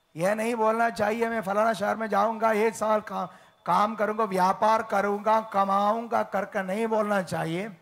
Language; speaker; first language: Hindi; native; Hindi